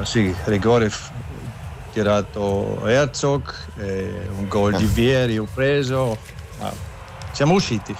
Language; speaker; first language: Italian; non-native, learner; German